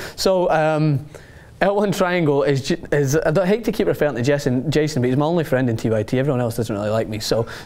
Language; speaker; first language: English; native; English